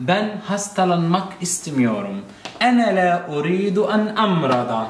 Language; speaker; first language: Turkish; non-native, fluent; Arabic